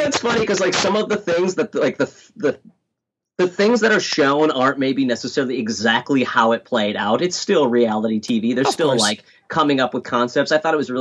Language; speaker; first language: English; native; English